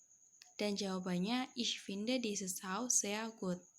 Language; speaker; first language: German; non-native, fluent; Indonesian